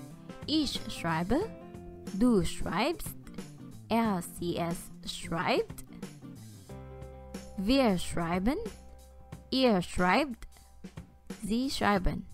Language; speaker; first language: German; non-native, fluent; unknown